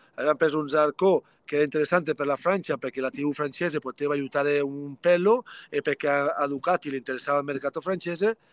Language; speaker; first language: Italian; early bilingual, other home language; Spanish